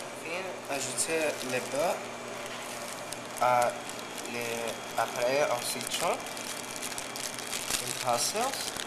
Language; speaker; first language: French; non-native, learner; Spanish